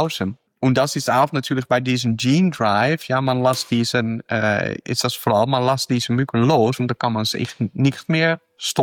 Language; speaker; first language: German; non-native, fluent; Dutch